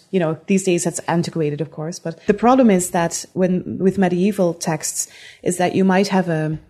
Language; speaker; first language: English; non-native, fluent; Dutch